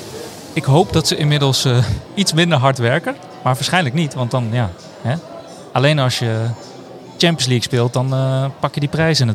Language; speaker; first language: Dutch; native; Dutch